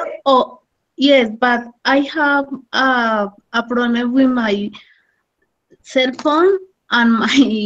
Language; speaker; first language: English; non-native, learner; Spanish